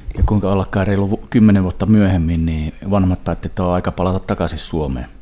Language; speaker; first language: Finnish; early bilingual, heritage; Finnish